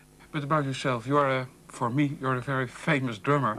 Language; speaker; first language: English; non-native, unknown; Dutch